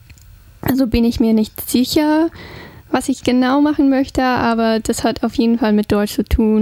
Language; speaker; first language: German; non-native, fluent; English